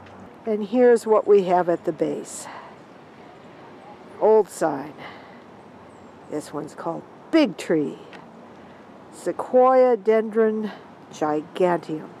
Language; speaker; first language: English; native; English